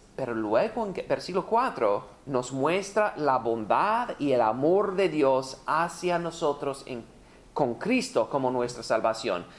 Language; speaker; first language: Spanish; non-native, fluent; English